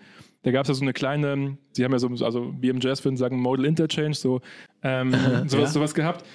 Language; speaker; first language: German; native; German